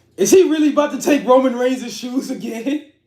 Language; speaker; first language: English; native; English